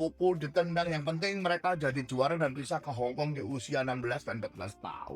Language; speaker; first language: Indonesian; native; Indonesian